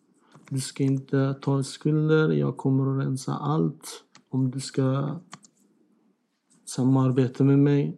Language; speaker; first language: Swedish; non-native, learner; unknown